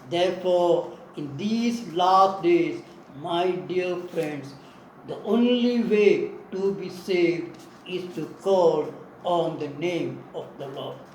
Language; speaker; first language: English; non-native, local second language; Tamil